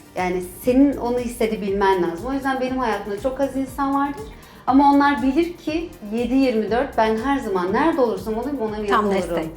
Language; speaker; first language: Turkish; early bilingual, heritage; Turkish